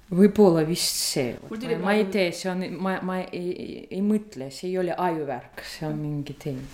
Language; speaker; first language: Estonian; non-native, fluent; Russian